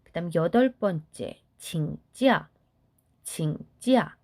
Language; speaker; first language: Chinese; non-native, fluent; Korean